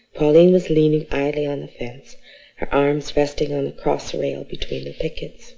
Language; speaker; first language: English; native; English